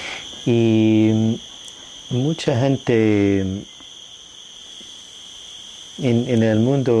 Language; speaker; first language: Spanish; non-native, fluent; English